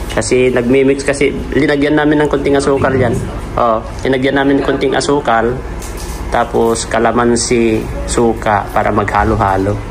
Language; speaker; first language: Filipino; non-native, local second language; Iloko